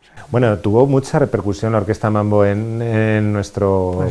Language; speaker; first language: Spanish; native; Spanish